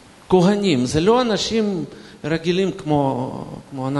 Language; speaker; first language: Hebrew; non-native, fluent; Russian